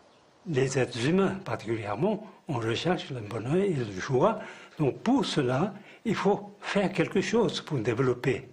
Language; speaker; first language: French; non-native, fluent; Tibetan